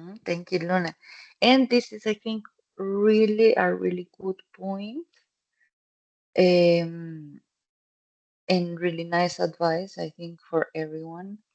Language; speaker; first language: English; non-native, fluent; Spanish